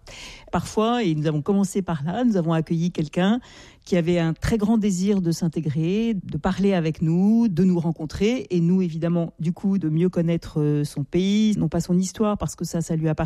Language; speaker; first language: French; native; French